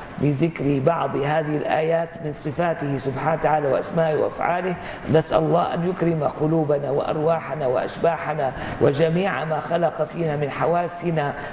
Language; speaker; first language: Arabic; native; Arabic